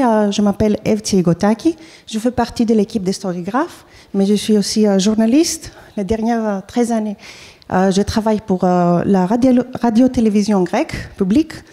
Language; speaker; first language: French; non-native, fluent; Greek